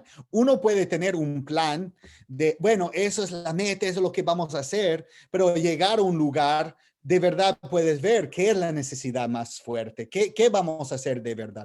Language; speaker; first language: Spanish; non-native, fluent; English